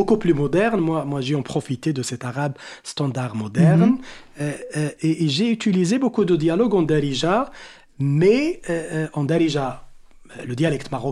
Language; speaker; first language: French; non-native, local second language; Arabic